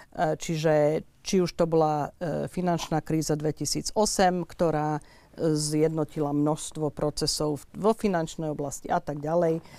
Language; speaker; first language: Slovak; native; Slovak